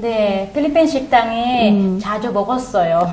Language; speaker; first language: Korean; non-native, learner; Filipino